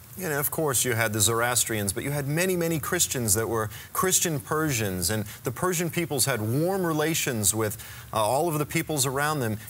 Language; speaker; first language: English; native; English